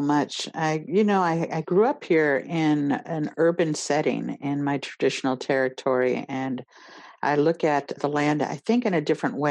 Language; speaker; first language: English; native; English